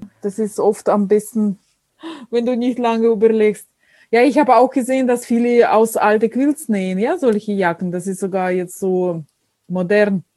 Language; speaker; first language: German; non-native, fluent; Russian